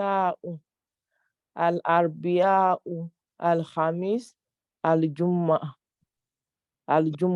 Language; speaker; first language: Arabic; non-native, learner; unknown